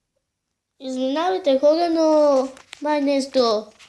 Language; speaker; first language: Bulgarian; native; Bulgarian